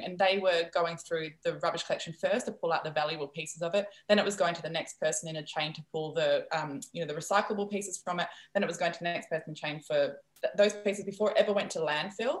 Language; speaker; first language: English; non-native, fluent; Dutch